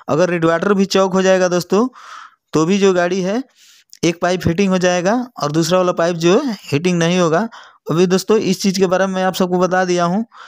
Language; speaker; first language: Hindi; native; Hindi